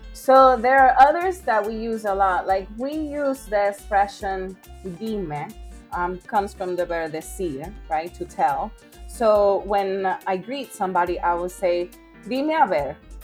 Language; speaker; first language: English; non-native, fluent; Spanish